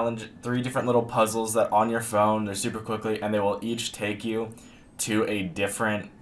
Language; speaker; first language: English; native; English